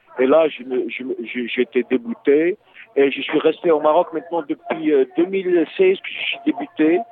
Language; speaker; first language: French; non-native, local second language; Arabic